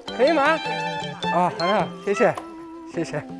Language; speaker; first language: Chinese; non-native, fluent; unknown